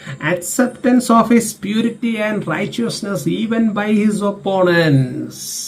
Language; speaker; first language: English; non-native, local second language; Malayalam